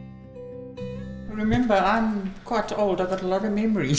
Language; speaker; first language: English; native; English